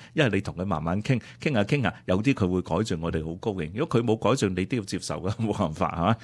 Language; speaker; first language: Cantonese; native; Cantonese